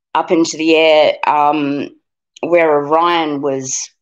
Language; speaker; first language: English; native; English